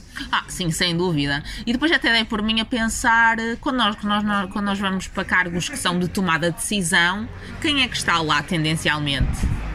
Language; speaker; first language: Portuguese; native; Portuguese